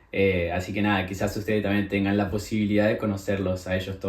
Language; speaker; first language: Spanish; native; Spanish